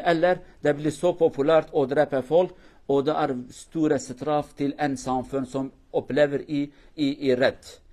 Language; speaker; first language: Norwegian; non-native, fluent; Kurdish